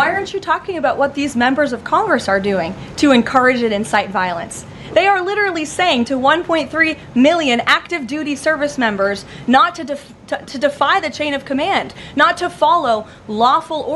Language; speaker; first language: English; native; English